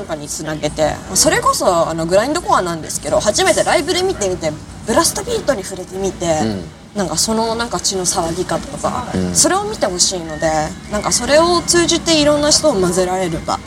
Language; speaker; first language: Japanese; early bilingual, heritage; Japanese